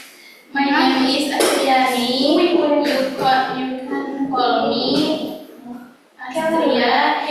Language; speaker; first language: English; non-native, learner; Indonesian